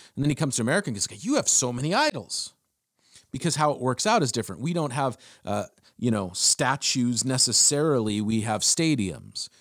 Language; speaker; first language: English; early bilingual, other home language; German